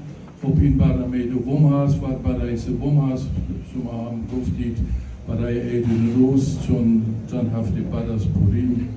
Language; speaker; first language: Persian; non-native, fluent; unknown